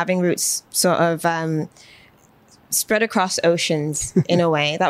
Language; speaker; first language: English; native; English